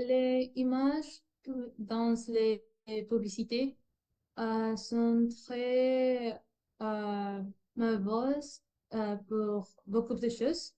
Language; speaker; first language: French; non-native, learner; Spanish